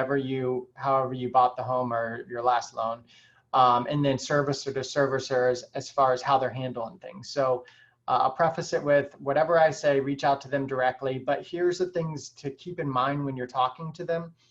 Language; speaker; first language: English; native; English